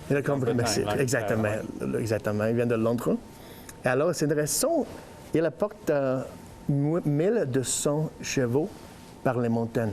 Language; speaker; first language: French; non-native, learner; English